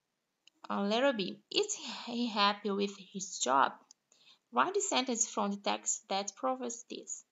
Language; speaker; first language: English; non-native, fluent; Portuguese